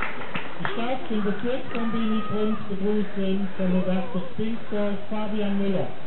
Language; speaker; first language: German; native; German